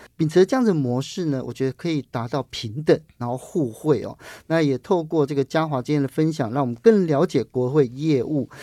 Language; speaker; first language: Chinese; native; Chinese